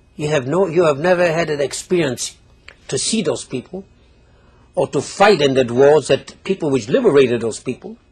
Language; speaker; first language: English; non-native, fluent; Polish